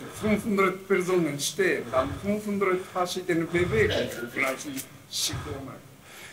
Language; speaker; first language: German; non-native, learner; Japanese